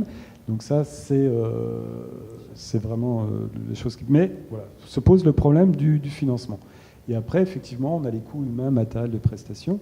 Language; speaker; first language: French; native; French